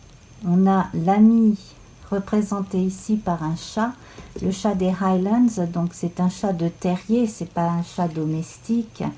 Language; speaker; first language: French; native; French